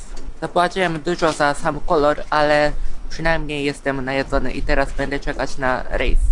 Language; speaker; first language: Polish; non-native, fluent; Japanese